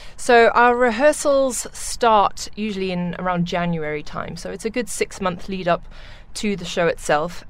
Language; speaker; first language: English; native; English